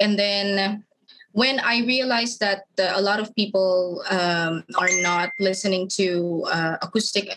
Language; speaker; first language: English; non-native, local second language; Filipino